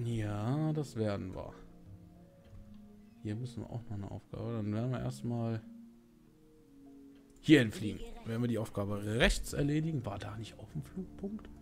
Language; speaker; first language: German; native; German